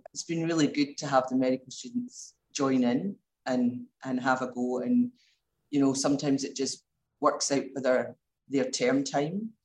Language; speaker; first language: English; native; English